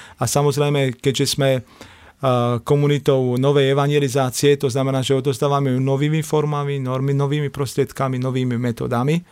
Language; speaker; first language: Slovak; native; Slovak